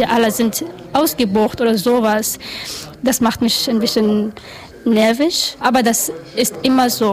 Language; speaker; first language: German; non-native, learner; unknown